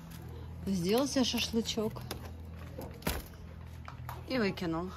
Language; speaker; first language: Russian; native; Russian